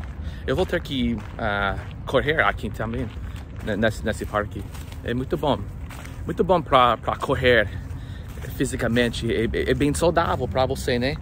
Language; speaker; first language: Portuguese; non-native, fluent; English